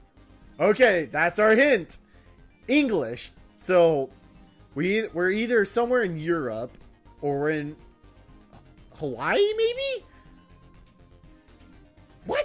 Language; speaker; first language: English; native; English